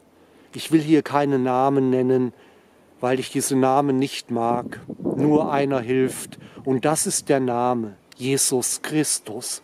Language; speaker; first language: German; native; German